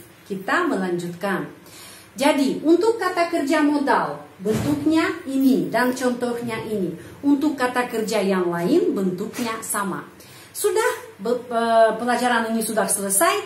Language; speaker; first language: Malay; non-native, fluent; Russian